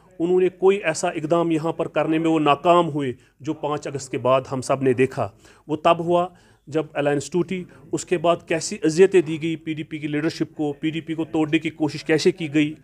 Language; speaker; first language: Urdu; non-native, local second language; Kashmiri